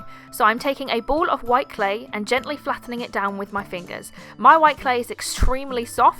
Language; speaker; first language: English; native; English